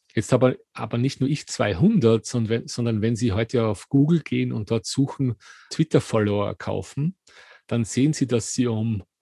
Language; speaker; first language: German; native; German